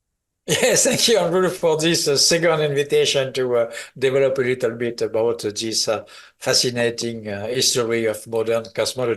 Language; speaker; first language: English; non-native, fluent; French